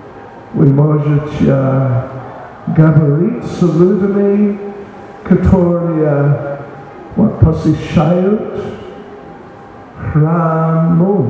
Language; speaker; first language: Russian; non-native, learner; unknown